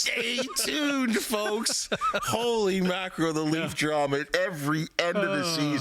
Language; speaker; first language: English; native; English